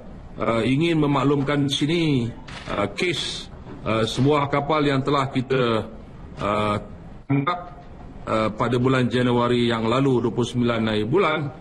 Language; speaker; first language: Malay; native; Malay